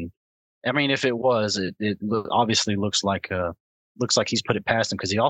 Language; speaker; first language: English; native; English